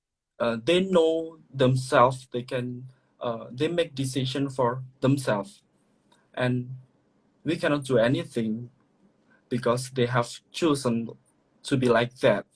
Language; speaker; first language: English; non-native, learner; Indonesian